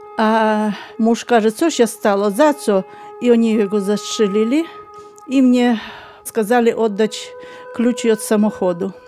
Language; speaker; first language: Polish; non-native, learner; Ukrainian